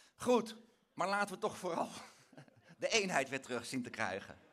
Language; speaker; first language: Dutch; native; Dutch